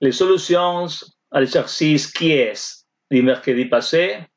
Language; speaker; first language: French; non-native, fluent; Spanish